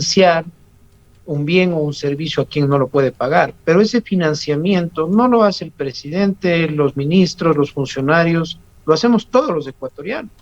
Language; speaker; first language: Spanish; native; Spanish